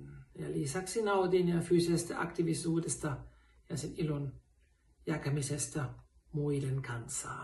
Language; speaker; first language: Finnish; non-native, fluent; German